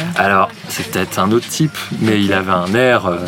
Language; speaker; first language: French; native; French